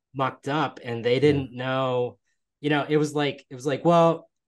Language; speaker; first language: English; native; English